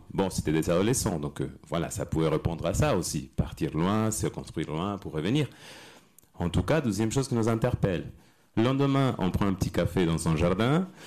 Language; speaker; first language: French; non-native, fluent; Spanish